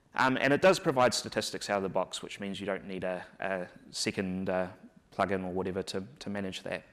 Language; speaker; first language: English; native; English